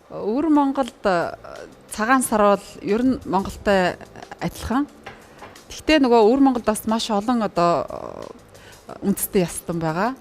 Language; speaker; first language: Mongolian; native; Mongolian